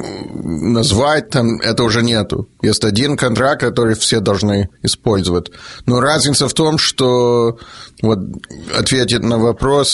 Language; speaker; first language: Russian; early bilingual, heritage; Russian